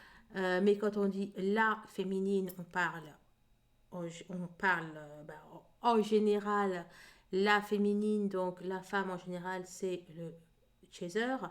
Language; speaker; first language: French; native; French